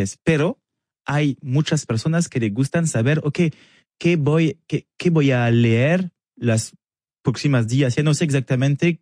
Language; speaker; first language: Spanish; non-native, learner; French